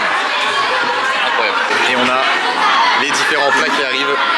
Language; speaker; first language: French; native; French